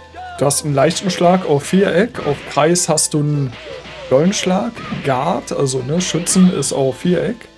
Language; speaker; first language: German; native; German